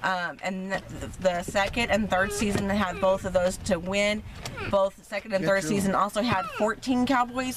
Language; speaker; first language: English; native; English